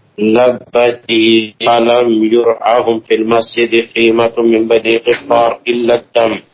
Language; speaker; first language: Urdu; non-native, local second language; Pashto